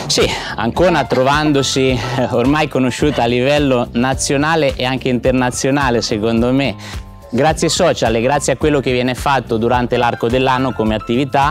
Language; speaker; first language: Italian; native; Italian